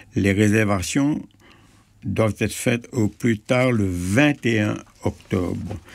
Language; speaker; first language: French; non-native, local second language; Morisyen